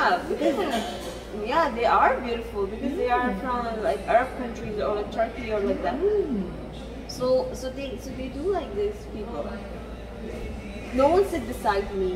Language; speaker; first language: English; early bilingual, other home language; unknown